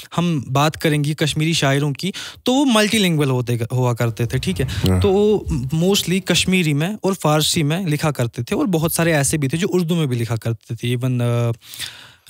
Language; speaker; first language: Urdu; non-native, local second language; Kashmiri